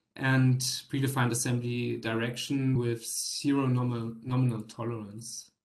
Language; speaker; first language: English; non-native, fluent; German